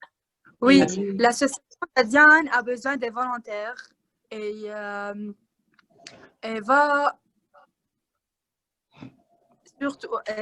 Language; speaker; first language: French; non-native, learner; Arabic